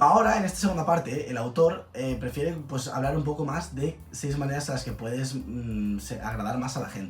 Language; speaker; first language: Spanish; native; Spanish